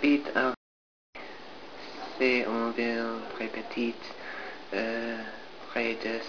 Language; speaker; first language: French; non-native, learner; English